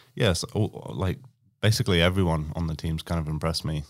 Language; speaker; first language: English; native; English